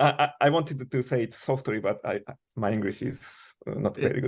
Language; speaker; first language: English; non-native, learner; Japanese